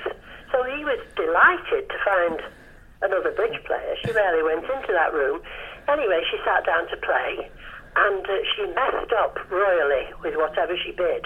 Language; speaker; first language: English; native; English